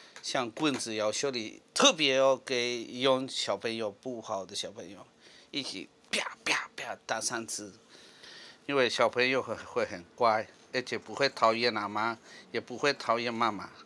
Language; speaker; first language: Chinese; non-native, learner; Spanish